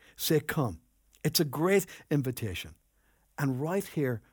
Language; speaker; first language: English; native; English